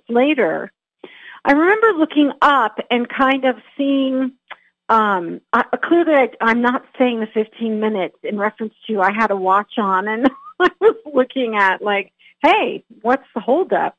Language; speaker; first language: English; native; English